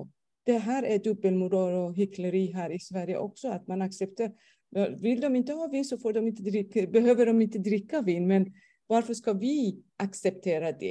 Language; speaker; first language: Swedish; non-native, fluent; Persian